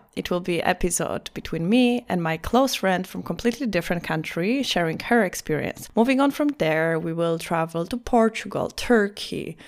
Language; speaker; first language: English; non-native, fluent; Polish